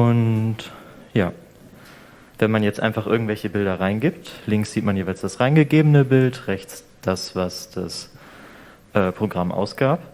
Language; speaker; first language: German; native; German